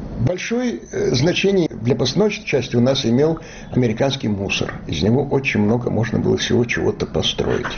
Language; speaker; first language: Russian; native; Russian